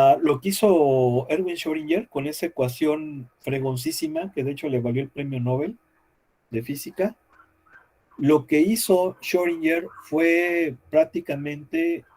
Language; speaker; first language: Spanish; native; Spanish